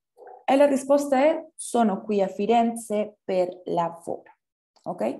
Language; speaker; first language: Italian; non-native, fluent; Spanish